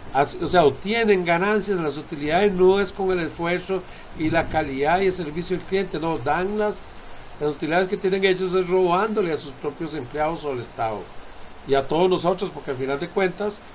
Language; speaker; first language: Spanish; native; Spanish